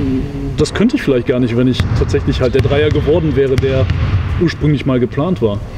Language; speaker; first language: German; native; German